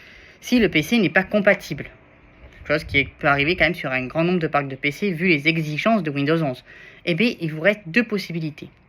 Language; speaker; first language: French; native; French